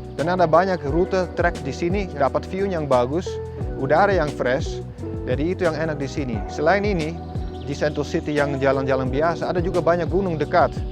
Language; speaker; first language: Indonesian; non-native, fluent; Dutch